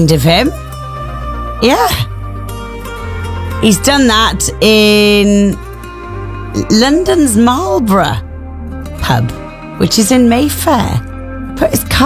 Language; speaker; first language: English; native; English